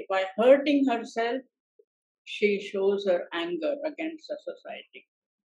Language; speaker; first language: English; non-native, local second language; Tamil